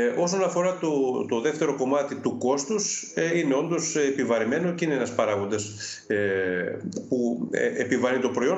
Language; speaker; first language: Greek; native; Greek